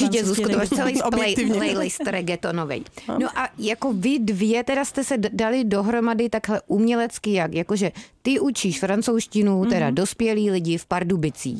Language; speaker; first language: Czech; native; Czech